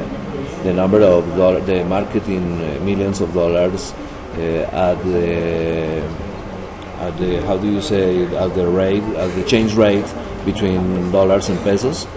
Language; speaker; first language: English; non-native, learner; Spanish